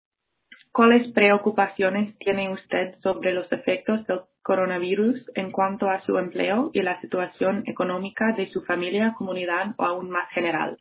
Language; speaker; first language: Spanish; non-native, fluent; English